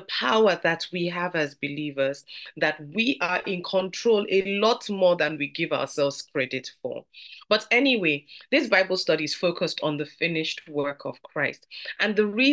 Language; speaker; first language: English; non-native, local second language; Yoruba